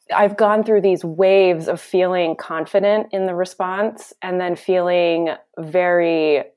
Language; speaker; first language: English; native; English